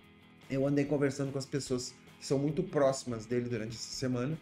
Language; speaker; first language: Portuguese; native; Portuguese